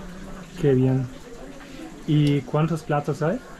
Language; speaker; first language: Spanish; non-native, learner; German